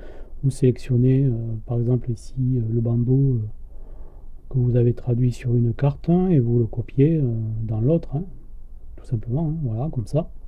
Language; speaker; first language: French; native; French